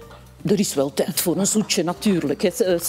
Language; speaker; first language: Dutch; native; Dutch